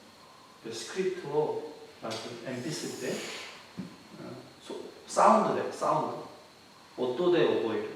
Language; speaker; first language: Japanese; non-native, fluent; Korean